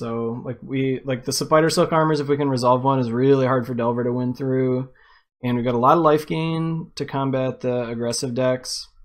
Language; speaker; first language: English; native; English